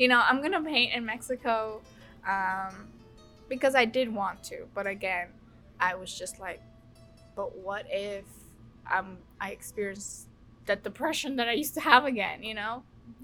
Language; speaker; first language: English; early bilingual, other home language; Spanish